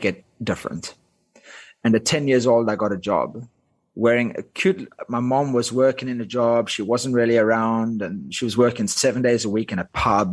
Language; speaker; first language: English; non-native, local second language; Afrikaans